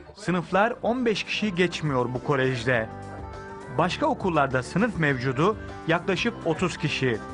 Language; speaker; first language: Turkish; native; Turkish